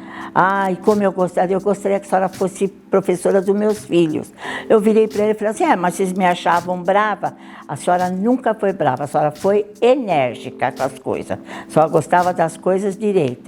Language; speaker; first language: Portuguese; early bilingual, other home language; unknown